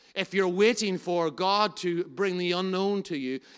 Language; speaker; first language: English; native; English